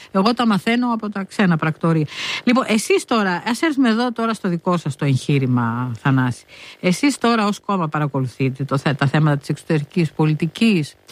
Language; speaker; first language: Greek; native; Greek